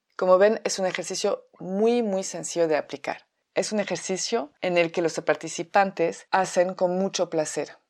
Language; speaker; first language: Spanish; non-native, fluent; French